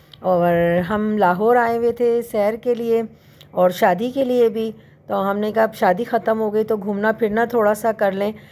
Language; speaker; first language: Urdu; native; Urdu